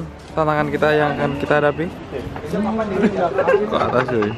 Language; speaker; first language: Indonesian; native; Indonesian